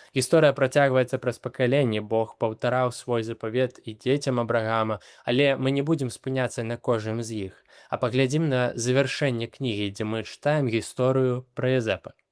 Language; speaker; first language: Belarusian; native; Belarusian